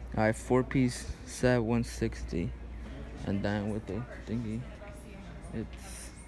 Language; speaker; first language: English; early bilingual, other home language; Spanish